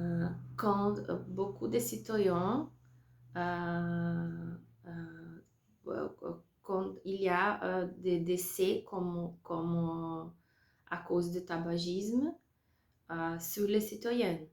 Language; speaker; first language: French; non-native, learner; Portuguese